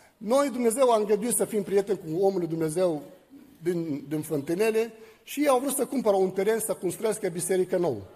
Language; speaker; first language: Romanian; non-native, fluent; Arabic